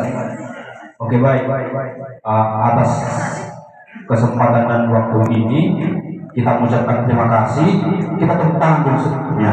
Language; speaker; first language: Indonesian; non-native, local second language; Batak Toba